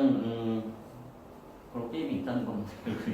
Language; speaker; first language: Korean; native; Korean